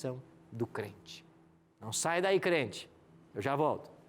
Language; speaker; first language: Portuguese; native; Portuguese